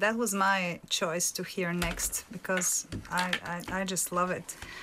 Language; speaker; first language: English; non-native, fluent; Bulgarian